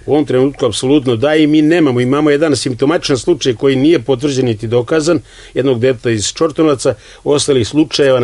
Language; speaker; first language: Serbian; native; Serbian